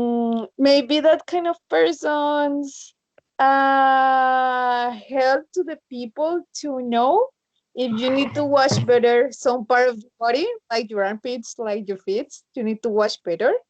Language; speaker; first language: English; non-native, learner; Spanish